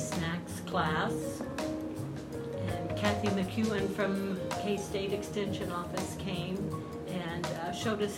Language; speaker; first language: English; native; English